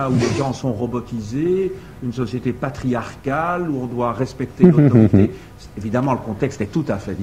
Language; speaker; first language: French; native; French